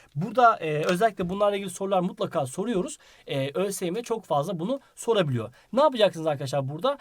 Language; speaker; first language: Turkish; native; Turkish